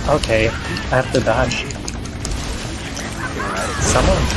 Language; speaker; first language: English; native; English